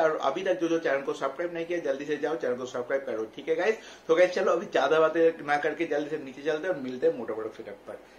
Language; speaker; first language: Hindi; native; Hindi